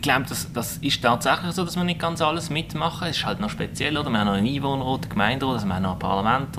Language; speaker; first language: German; native; German